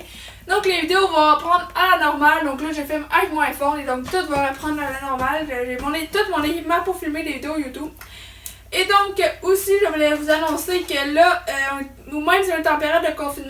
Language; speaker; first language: French; native; French